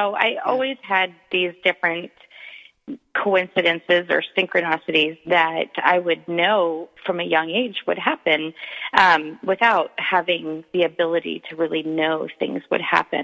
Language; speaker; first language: English; native; English